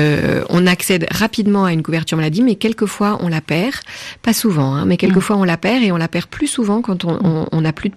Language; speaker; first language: French; native; French